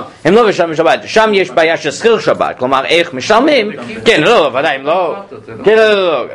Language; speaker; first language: Hebrew; non-native, fluent; English